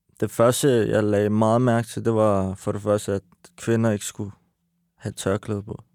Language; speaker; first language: Danish; early bilingual, other home language; Persian